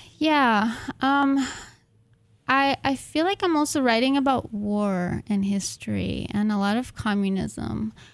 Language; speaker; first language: English; non-native, fluent; Russian